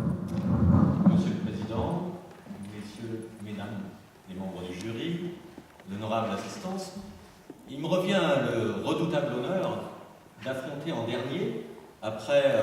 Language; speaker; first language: French; native; French